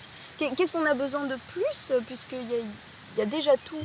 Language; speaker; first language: French; native; French